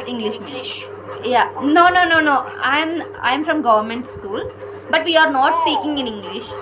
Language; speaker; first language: English; non-native, learner; Kannada